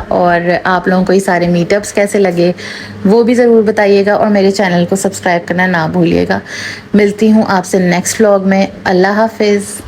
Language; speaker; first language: Urdu; native; Urdu